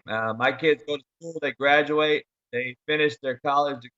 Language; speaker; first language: English; native; English